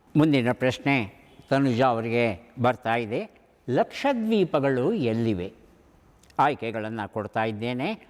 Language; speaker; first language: Kannada; native; Kannada